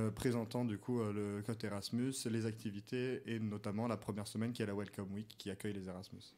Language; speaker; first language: French; native; French